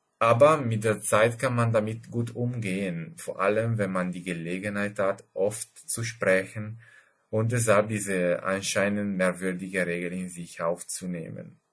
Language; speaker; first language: German; non-native, fluent; Italian